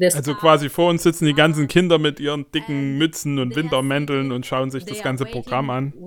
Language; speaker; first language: German; non-native, fluent; Ukrainian